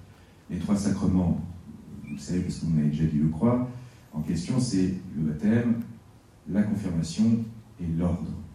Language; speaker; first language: French; native; French